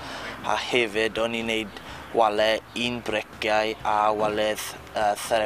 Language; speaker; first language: Welsh; native; Welsh